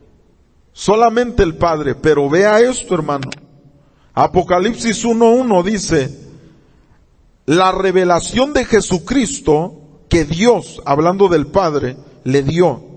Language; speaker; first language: Spanish; native; Spanish